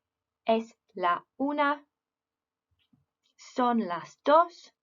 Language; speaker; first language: Spanish; non-native, fluent; English